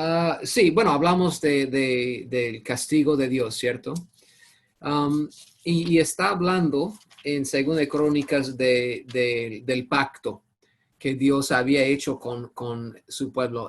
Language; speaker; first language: Spanish; non-native, fluent; English